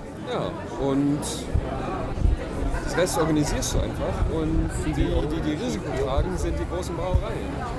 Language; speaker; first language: German; non-native, fluent; English